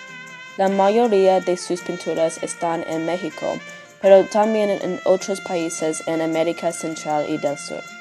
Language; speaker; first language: Spanish; non-native, learner; English